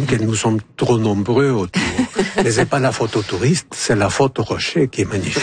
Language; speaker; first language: French; non-native, fluent; Spanish